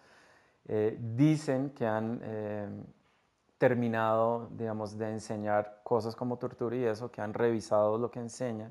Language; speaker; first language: Spanish; non-native, fluent; English